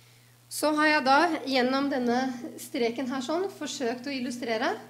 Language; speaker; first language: Norwegian; native; Norwegian